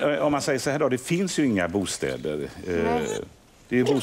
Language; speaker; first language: Swedish; native; Swedish